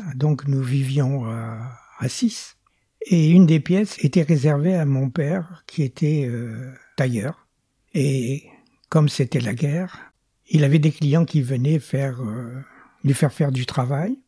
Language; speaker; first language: French; native; French